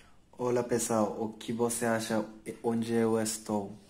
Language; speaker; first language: Portuguese; non-native, learner; Japanese